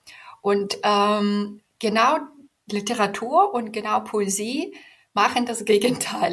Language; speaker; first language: German; non-native, fluent; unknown